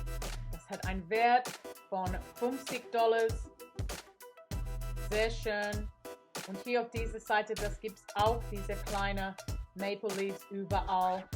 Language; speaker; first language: German; non-native, learner; English